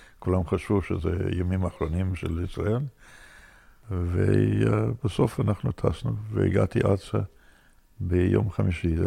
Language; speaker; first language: Hebrew; non-native, fluent; English